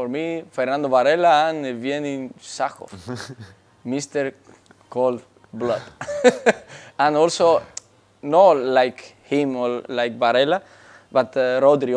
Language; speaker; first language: English; non-native, learner; Spanish